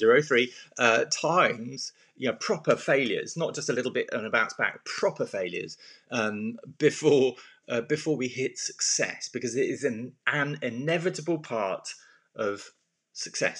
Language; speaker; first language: English; native; English